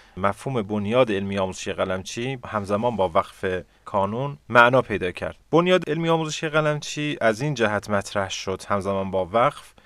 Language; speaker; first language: Persian; non-native, local second language; Kurdish